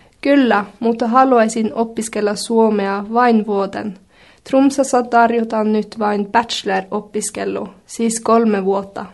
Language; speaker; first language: Finnish; non-native, learner; Norwegian